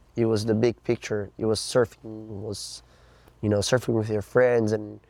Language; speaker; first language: English; non-native, fluent; Portuguese